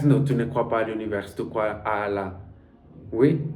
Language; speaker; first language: French; non-native, learner; Spanish